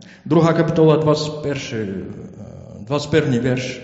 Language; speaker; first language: Czech; non-native, learner; Ukrainian